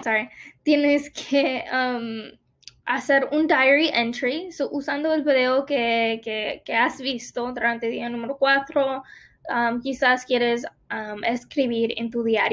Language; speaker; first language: Spanish; non-native, fluent; English